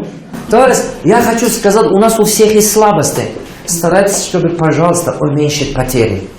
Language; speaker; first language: Russian; non-native, local second language; Tajik